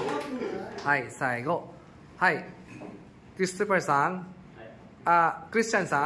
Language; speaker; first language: Japanese; non-native, fluent; Filipino